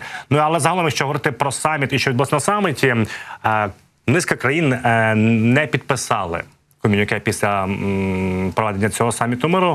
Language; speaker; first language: Ukrainian; native; Ukrainian